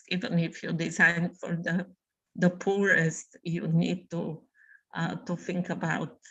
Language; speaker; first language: English; non-native, fluent; Bulgarian